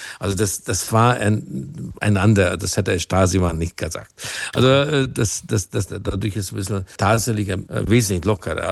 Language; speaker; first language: German; non-native, fluent; Hungarian